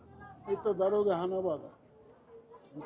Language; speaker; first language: Russian; non-native, local second language; Uzbek